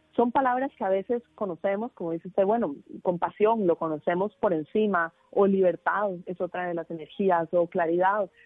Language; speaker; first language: Spanish; native; Spanish